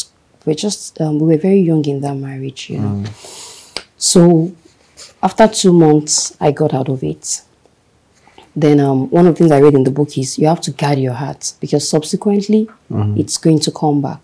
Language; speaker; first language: English; non-native, local second language; Yoruba